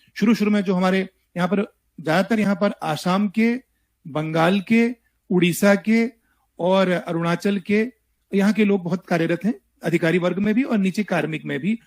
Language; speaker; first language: Hindi; native; Hindi